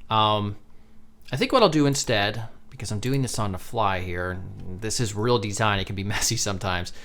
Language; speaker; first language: English; native; English